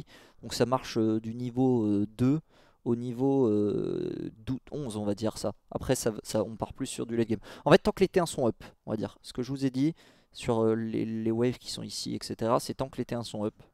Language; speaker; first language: French; native; French